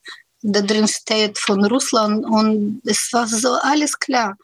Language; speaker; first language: German; non-native, learner; Russian